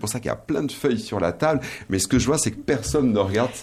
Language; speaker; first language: French; native; French